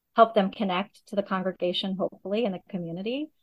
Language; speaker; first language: English; native; English